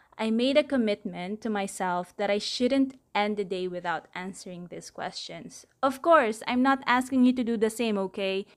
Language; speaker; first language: English; non-native, local second language; Filipino